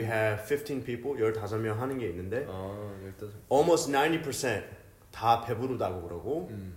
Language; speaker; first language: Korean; early bilingual, heritage; Korean